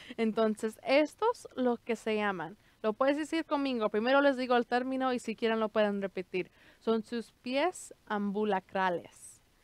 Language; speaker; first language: Spanish; early bilingual, heritage; Spanish